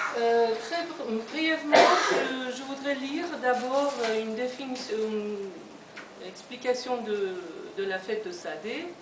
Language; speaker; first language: French; non-native, fluent; Persian